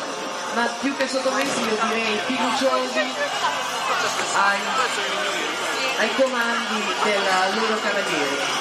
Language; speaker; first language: Italian; native; Italian